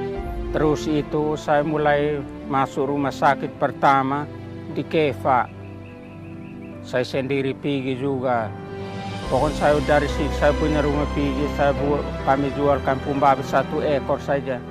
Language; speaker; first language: Indonesian; non-native, local second language; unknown